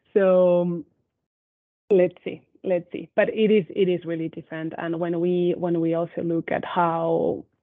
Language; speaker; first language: English; non-native, fluent; Spanish